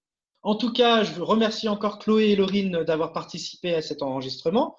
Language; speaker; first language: French; native; French